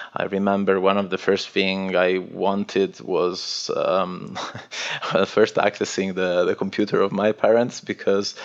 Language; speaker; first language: English; non-native, fluent; Italian